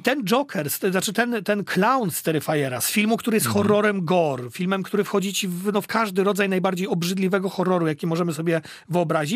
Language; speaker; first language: Polish; native; Polish